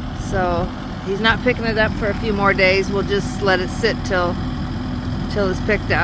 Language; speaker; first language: English; native; English